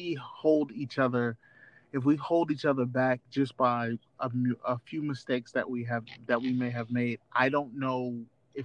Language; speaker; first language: English; native; English